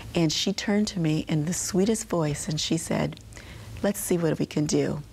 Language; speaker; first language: English; native; English